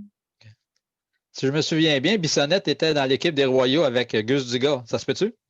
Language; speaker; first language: French; native; French